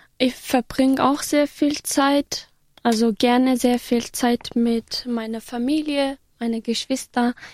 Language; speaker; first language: German; early bilingual, other home language; Arabic